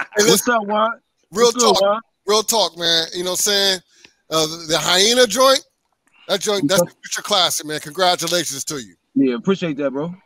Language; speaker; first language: English; native; English